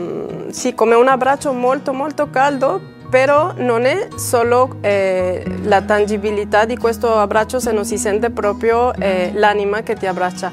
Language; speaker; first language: Italian; non-native, fluent; Spanish